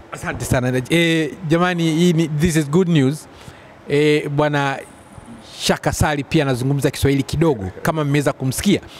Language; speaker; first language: Swahili; native; Swahili